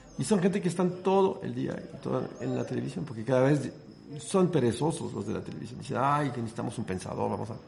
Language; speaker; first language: Spanish; non-native, fluent; French